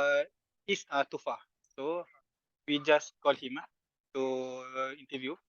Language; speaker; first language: English; non-native, fluent; Malay